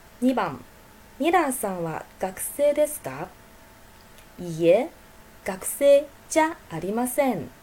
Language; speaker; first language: Japanese; non-native, fluent; Chinese